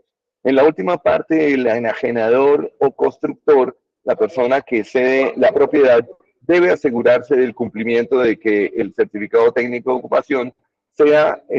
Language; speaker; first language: Spanish; native; Spanish